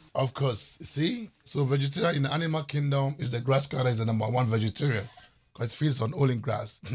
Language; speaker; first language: English; non-native, local second language; Ewe